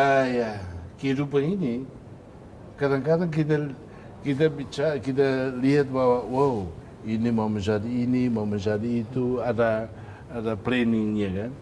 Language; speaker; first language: Indonesian; non-native, fluent; Tetum